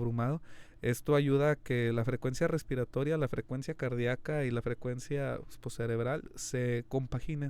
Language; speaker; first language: Spanish; native; Spanish